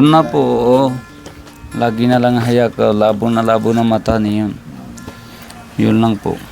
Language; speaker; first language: Filipino; non-native, learner; Punjabi